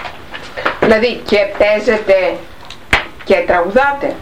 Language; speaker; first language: Greek; native; Greek